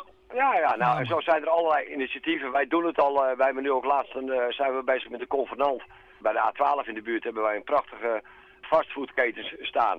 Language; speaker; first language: Dutch; native; Dutch